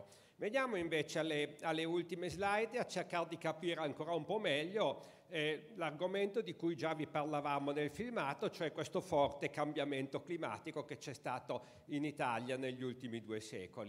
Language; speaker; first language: Italian; native; Italian